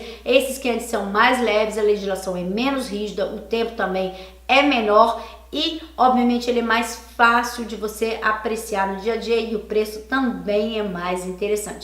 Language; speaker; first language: Portuguese; native; Portuguese